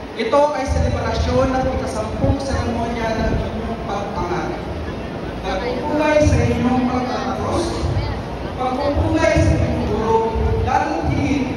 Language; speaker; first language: Filipino; non-native, local second language; Pampanga